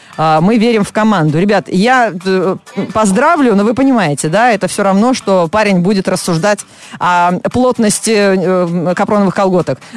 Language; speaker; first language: Russian; native; Russian